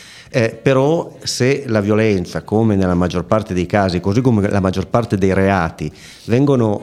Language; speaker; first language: Italian; native; Italian